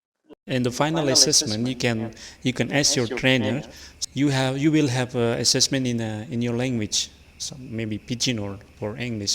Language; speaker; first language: English; non-native, learner; Indonesian